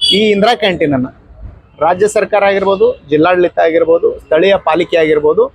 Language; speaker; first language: Kannada; native; Kannada